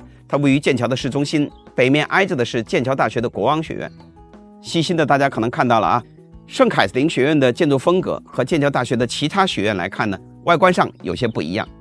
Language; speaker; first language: Chinese; native; Chinese